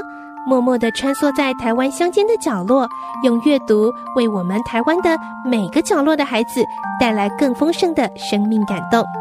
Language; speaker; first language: Chinese; native; Chinese